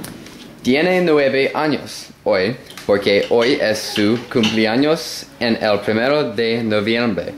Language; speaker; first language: Spanish; non-native, learner; English